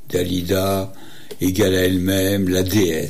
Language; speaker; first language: French; native; French